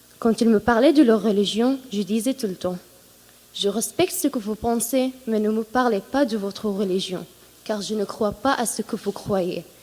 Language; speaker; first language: French; non-native, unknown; Assyrian Neo-Aramaic